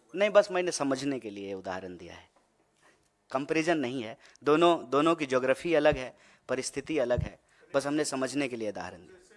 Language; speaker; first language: Hindi; native; Hindi